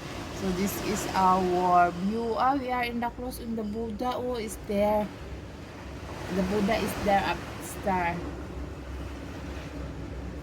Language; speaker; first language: English; non-native, learner; Filipino